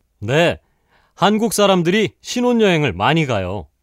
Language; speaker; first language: Korean; native; Korean